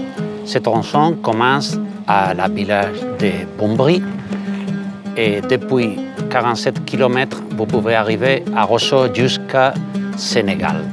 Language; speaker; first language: French; non-native, fluent; Spanish